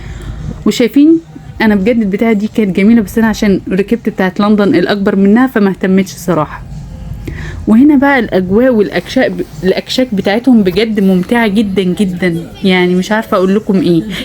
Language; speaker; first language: Arabic; native; Arabic